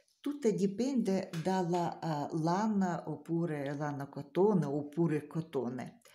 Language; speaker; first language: Italian; non-native, learner; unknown